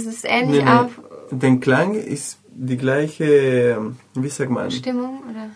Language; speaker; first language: German; non-native, learner; Spanish